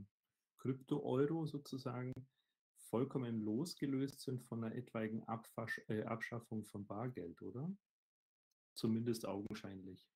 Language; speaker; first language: German; native; German